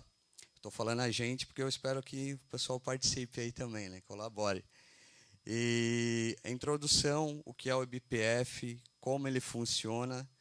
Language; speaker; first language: Portuguese; native; Portuguese